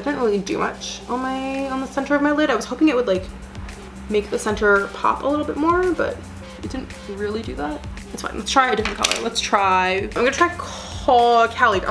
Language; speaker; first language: English; native; English